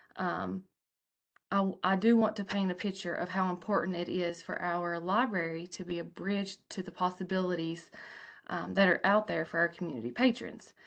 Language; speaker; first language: English; native; English